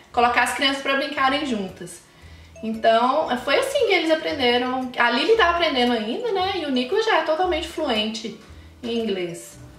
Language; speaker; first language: Portuguese; native; Portuguese